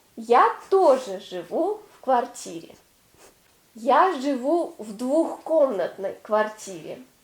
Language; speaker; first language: Russian; native; Russian